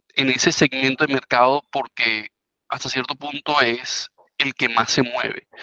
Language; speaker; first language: Spanish; native; Spanish